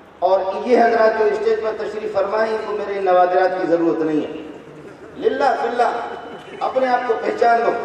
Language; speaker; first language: Urdu; non-native, local second language; Brahui